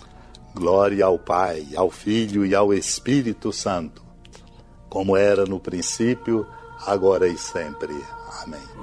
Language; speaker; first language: Portuguese; native; Portuguese